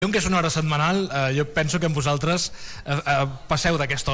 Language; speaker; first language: Catalan; native; Catalan